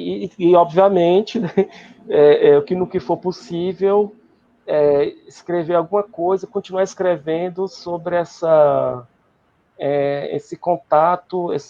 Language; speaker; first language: Portuguese; native; Portuguese